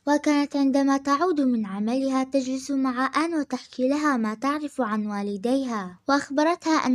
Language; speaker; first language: Arabic; native; Arabic